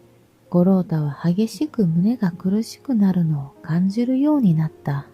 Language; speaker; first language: Japanese; native; Japanese